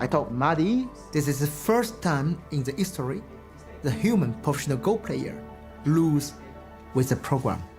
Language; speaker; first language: English; non-native, learner; Chinese